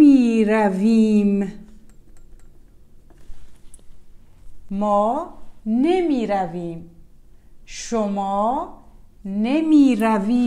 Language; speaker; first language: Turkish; non-native, learner; Persian